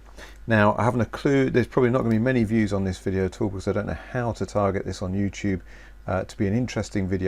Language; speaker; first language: English; native; English